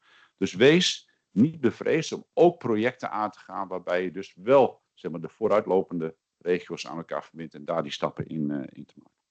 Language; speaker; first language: Dutch; native; Dutch